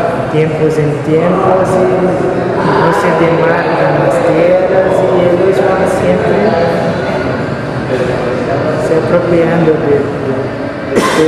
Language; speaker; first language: Spanish; non-native, learner; Portuguese